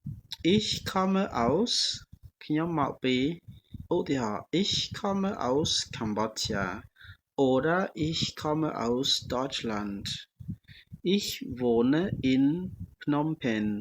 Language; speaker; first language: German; non-native, fluent; Khmer